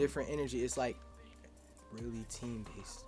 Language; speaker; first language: English; native; English